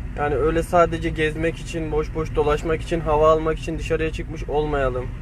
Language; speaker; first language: Turkish; native; Turkish